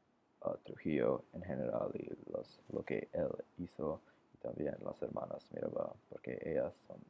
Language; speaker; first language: Spanish; non-native, learner; English